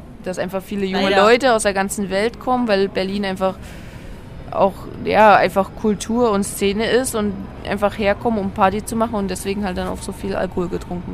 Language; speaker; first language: German; native; German